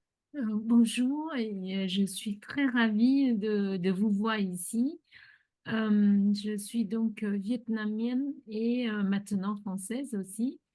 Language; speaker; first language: French; non-native, fluent; Vietnamese